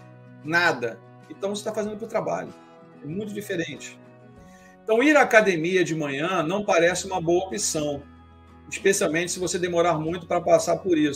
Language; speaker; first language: Portuguese; native; Portuguese